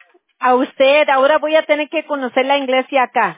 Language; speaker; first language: Spanish; early bilingual, heritage; Spanish